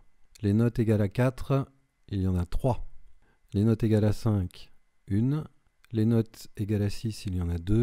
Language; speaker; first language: French; native; French